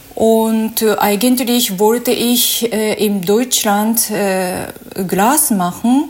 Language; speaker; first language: German; non-native, learner; Japanese